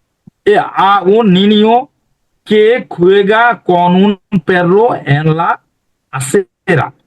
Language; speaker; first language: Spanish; non-native, learner; Bangla